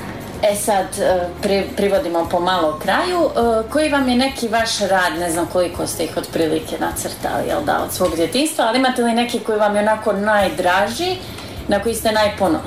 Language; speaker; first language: Serbian; native; Serbian